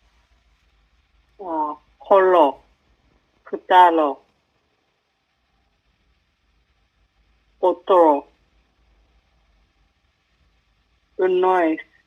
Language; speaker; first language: Assamese; non-native, learner; Japanese